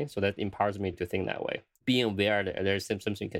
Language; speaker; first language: English; non-native, fluent; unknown